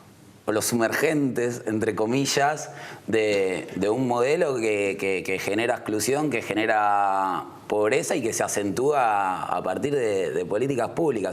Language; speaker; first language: Spanish; native; Spanish